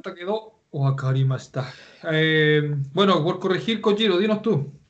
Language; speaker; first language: Spanish; native; Spanish